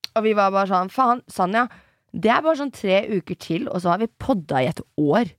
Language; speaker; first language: Norwegian; early bilingual, other home language; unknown